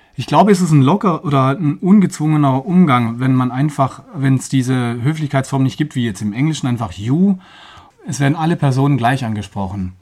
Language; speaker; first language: German; native; German